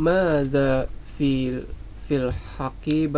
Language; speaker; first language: Arabic; non-native, learner; Indonesian